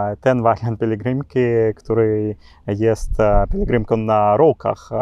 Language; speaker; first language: Polish; non-native, learner; Ukrainian